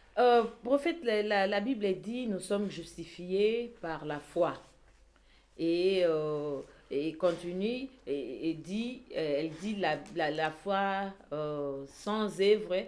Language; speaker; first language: French; non-native, local second language; Lingala